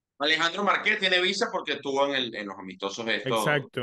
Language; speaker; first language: Spanish; native; Spanish